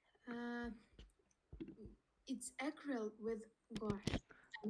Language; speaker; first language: English; non-native, learner; Russian